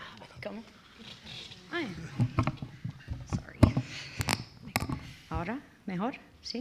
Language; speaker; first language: Spanish; non-native, learner; English